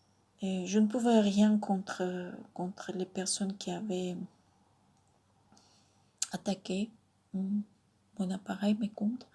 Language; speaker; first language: French; non-native, fluent; Russian